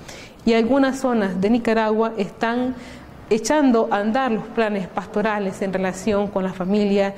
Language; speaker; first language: Spanish; native; Spanish